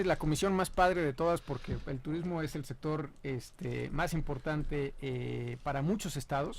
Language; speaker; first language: Spanish; native; Spanish